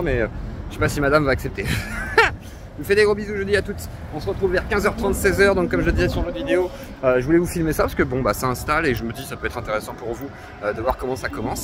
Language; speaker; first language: French; native; French